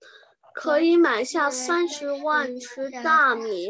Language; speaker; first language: Chinese; early bilingual, heritage; Chinese